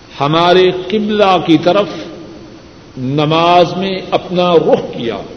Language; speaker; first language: Urdu; non-native, local second language; Punjabi